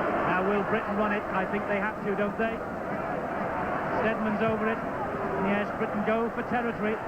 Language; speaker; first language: English; native; English